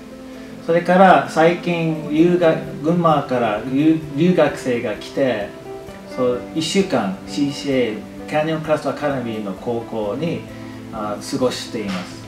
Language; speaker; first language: Japanese; non-native, fluent; English